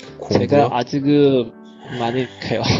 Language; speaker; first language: Korean; non-native, learner; Chinese